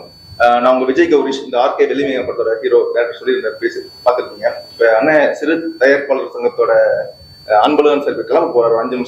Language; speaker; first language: Tamil; native; Tamil